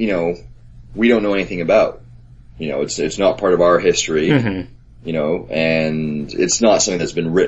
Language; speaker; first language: English; native; English